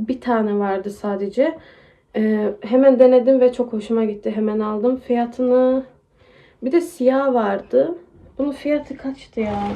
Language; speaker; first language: Turkish; early bilingual, heritage; Turkish